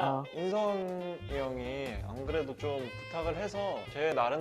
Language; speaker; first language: Korean; native; Korean